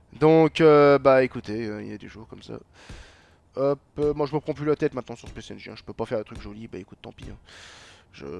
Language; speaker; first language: French; native; French